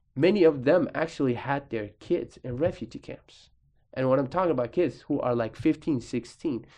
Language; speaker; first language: English; early bilingual, other home language; Arabic